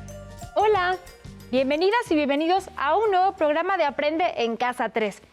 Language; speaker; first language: Spanish; native; Spanish